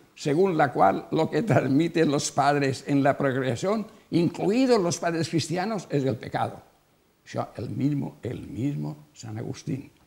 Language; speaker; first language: Spanish; non-native, local second language; Catalan